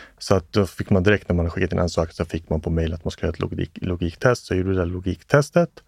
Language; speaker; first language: Swedish; early bilingual, other home language; English